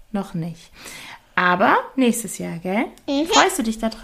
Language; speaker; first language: German; native; German